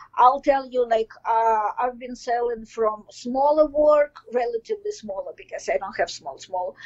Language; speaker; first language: English; non-native, fluent; Russian